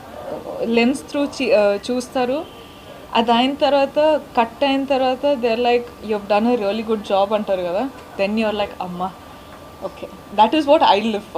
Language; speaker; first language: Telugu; non-native, local second language; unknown